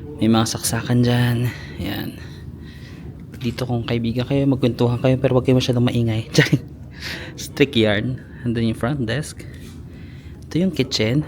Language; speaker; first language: Filipino; native; Filipino